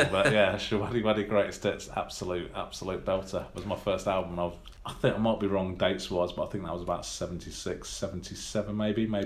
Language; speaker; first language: English; native; English